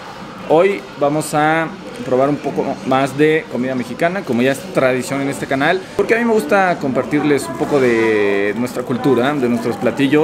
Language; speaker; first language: Spanish; native; Spanish